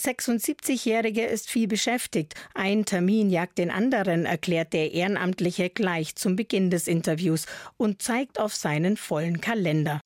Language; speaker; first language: German; native; German